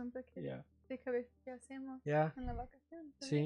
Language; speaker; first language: Spanish; non-native, learner; English